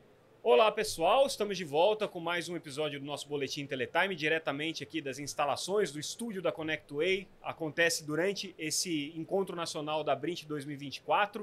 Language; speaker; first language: Portuguese; native; Portuguese